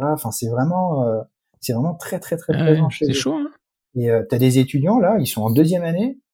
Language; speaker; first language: French; native; French